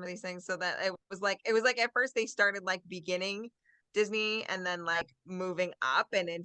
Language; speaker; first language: English; native; English